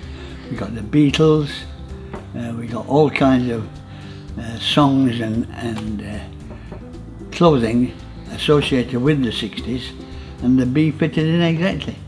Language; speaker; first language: English; native; English